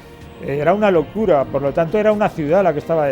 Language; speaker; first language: Spanish; native; Spanish